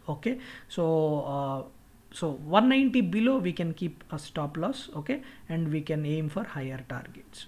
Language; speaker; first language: English; non-native, local second language; Telugu